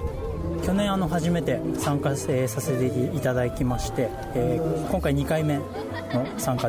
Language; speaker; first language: Japanese; native; Japanese